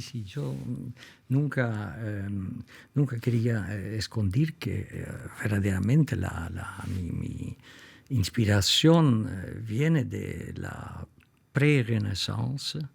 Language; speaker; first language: Spanish; non-native, fluent; Dutch